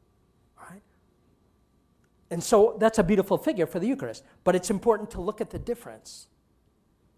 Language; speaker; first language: English; native; English